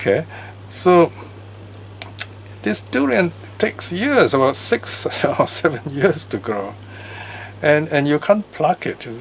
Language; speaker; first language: English; native; English